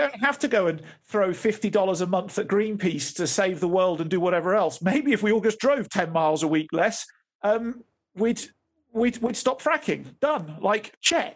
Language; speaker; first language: English; native; English